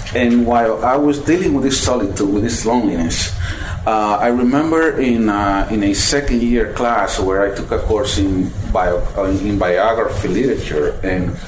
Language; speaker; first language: English; non-native, fluent; Spanish